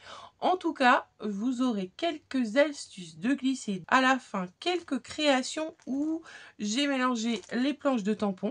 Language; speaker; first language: French; native; French